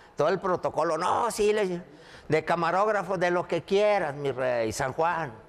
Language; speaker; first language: Spanish; native; Spanish